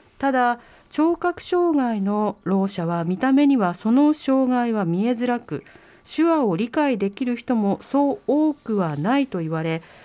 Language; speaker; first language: Japanese; native; Japanese